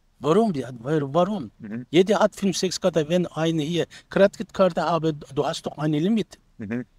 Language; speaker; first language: German; non-native, learner; Turkish